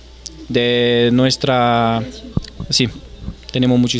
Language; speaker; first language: Spanish; non-native, fluent; Italian